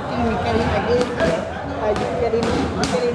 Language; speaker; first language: English; non-native, learner; Thai